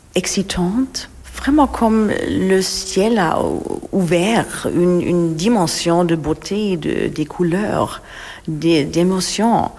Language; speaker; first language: French; non-native, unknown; German